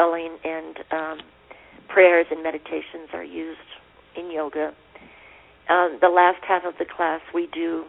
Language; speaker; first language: English; native; English